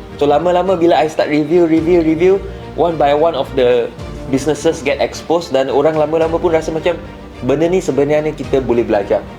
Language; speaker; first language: Malay; non-native, local second language; Chinese